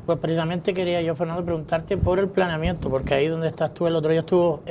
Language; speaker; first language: Spanish; native; Spanish